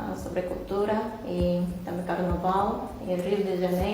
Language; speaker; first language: Portuguese; non-native, fluent; Korean